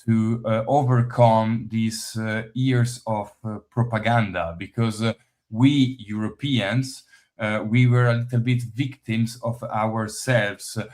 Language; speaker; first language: English; non-native, fluent; Italian